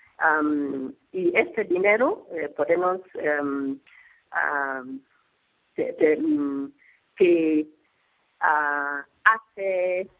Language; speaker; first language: Spanish; non-native, learner; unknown